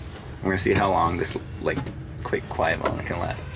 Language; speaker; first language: English; native; English